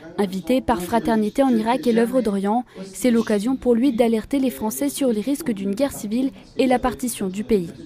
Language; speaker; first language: French; native; French